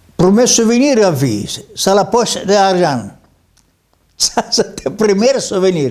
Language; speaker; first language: French; non-native, learner; Greek